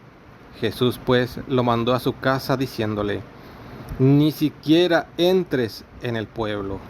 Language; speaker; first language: Spanish; native; Spanish